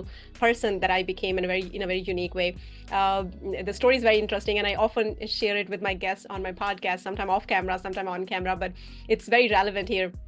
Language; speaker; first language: English; non-native, fluent; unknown